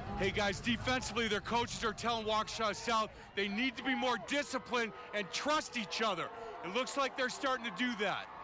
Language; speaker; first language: English; native; English